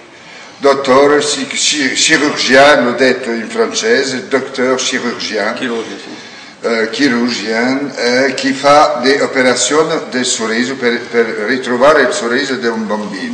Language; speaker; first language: Italian; non-native, learner; French